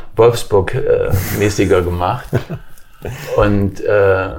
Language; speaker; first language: German; native; German